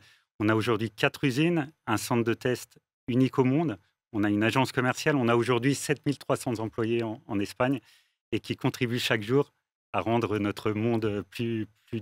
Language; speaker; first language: French; native; French